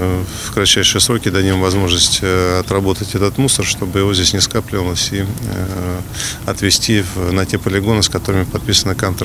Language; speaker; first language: Russian; native; Russian